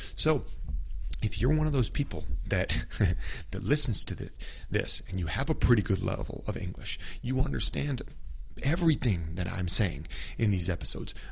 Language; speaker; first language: English; native; English